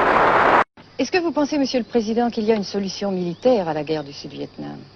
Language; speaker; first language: French; native; French